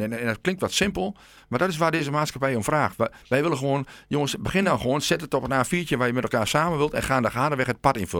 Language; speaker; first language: Dutch; native; Dutch